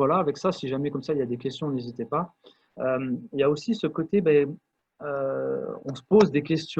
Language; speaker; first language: French; native; French